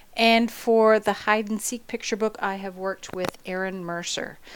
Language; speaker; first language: English; native; English